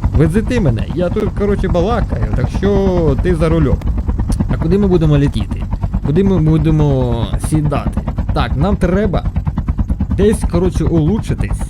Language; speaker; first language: Ukrainian; non-native, local second language; Russian